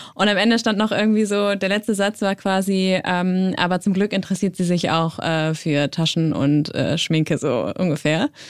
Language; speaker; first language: German; native; German